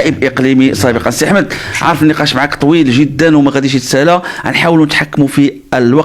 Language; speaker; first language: Arabic; native; Arabic